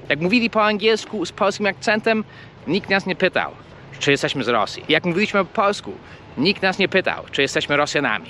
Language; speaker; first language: Polish; early bilingual, heritage; Polish